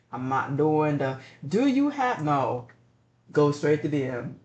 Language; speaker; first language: English; native; English